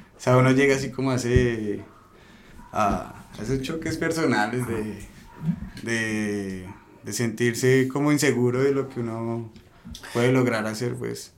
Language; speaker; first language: Spanish; native; Spanish